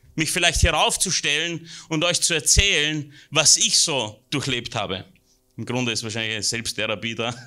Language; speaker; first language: German; native; German